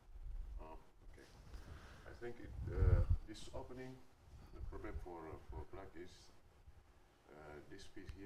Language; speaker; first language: English; non-native, learner; Wolof